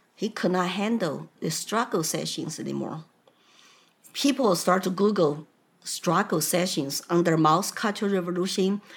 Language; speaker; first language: English; non-native, fluent; Chinese